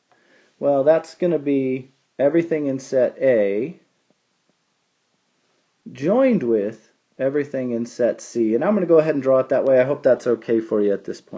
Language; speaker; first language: English; native; English